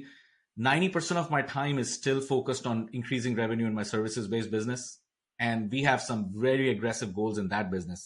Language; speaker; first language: English; non-native, local second language; Hindi